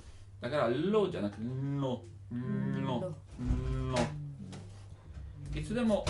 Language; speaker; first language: Japanese; non-native, learner; Italian